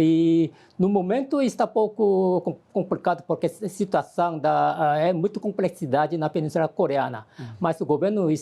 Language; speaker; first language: Portuguese; non-native, learner; Korean